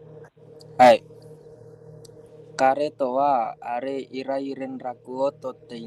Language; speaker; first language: Japanese; non-native, learner; Indonesian